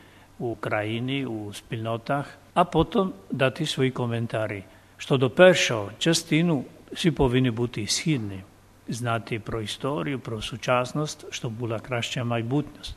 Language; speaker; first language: Ukrainian; non-native, fluent; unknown